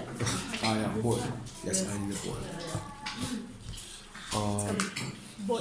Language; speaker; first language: English; non-native, learner; Japanese